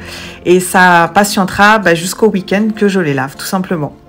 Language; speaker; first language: French; native; French